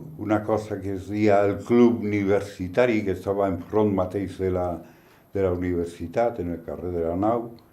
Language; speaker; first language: Catalan; non-native, local second language; Spanish